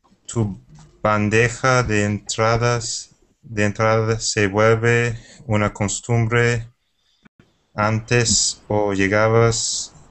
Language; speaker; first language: Spanish; non-native, learner; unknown